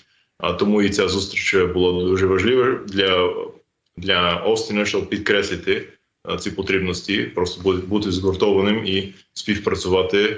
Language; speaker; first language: Ukrainian; non-native, fluent; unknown